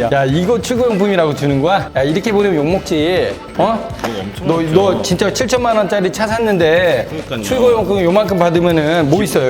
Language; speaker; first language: Korean; native; Korean